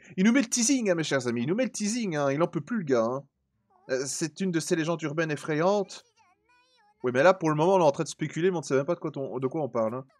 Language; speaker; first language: French; native; French